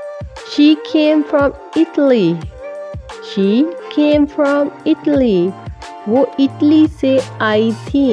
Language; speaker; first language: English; non-native, fluent; Urdu